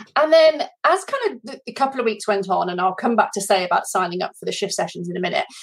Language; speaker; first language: English; native; English